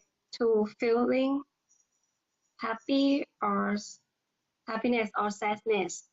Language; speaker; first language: English; non-native, learner; Thai